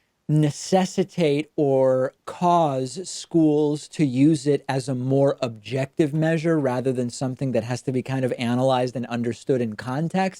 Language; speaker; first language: English; native; English